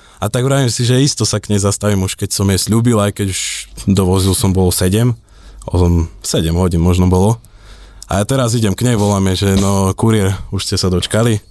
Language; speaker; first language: Slovak; native; Slovak